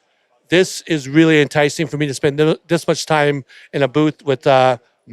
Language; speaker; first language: English; native; English